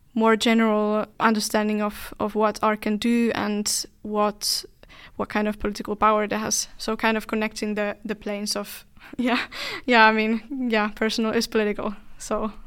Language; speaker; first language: English; non-native, fluent; Finnish